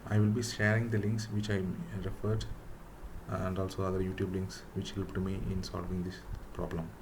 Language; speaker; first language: English; non-native, local second language; Tamil